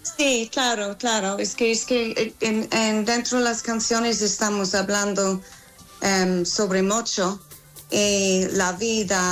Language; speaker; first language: Spanish; non-native, fluent; English